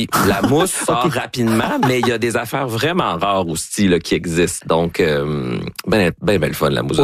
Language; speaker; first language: French; native; French